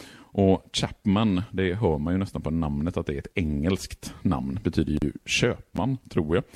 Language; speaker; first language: Swedish; native; Swedish